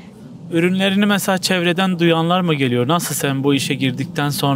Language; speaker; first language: Turkish; native; Turkish